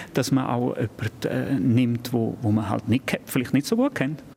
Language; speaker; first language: German; native; German